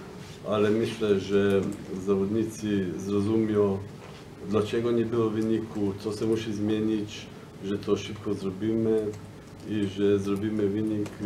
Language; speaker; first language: Polish; non-native, fluent; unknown